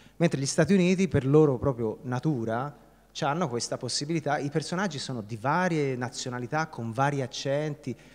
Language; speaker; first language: Italian; native; Italian